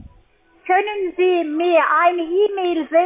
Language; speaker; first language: German; non-native, learner; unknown